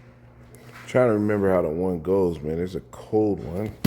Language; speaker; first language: English; native; English